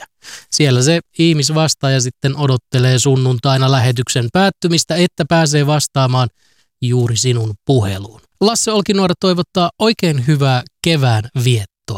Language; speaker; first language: Finnish; native; Finnish